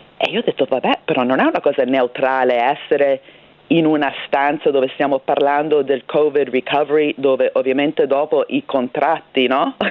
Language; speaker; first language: Italian; early bilingual, heritage; Italian